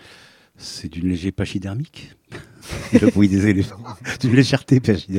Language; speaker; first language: French; native; French